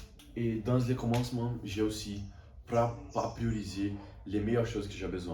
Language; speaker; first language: French; non-native, learner; Portuguese